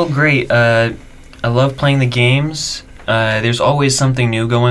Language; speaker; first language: English; native; English